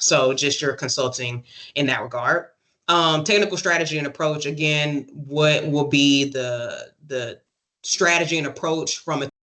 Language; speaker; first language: English; native; English